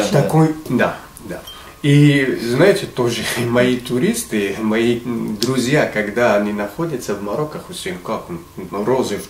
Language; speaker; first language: Russian; non-native, fluent; Arabic